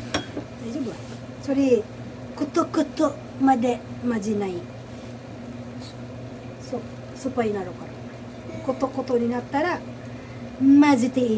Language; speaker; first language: Japanese; non-native, learner; Cebuano